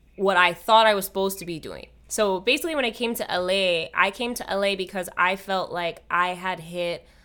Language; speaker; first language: English; native; English